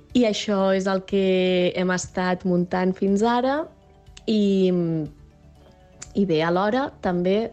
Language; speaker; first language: Catalan; native; Catalan